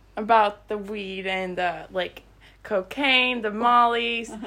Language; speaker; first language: English; non-native, fluent; Swedish